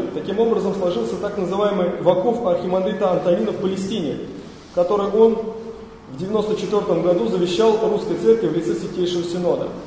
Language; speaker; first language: Russian; native; Russian